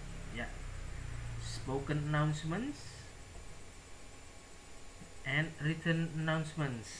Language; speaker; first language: English; non-native, fluent; Indonesian